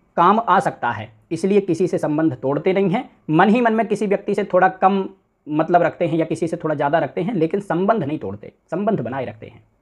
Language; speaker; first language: Hindi; native; Hindi